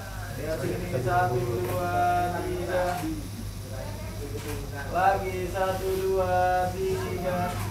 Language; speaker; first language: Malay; non-native, local second language; Javanese